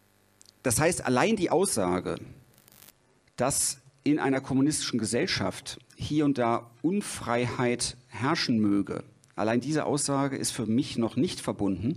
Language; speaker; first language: German; native; German